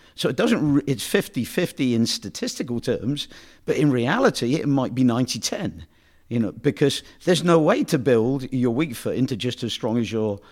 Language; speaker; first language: English; native; English